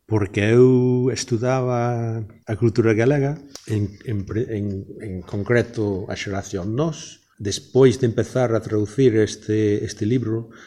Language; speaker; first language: Galician; non-native, fluent; English